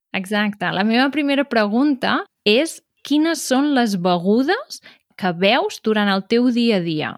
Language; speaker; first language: Catalan; native; Catalan